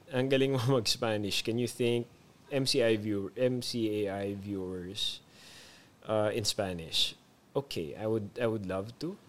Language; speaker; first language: English; non-native, local second language; Filipino